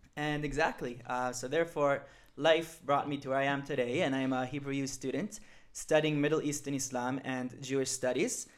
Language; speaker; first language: English; early bilingual, other home language; Hebrew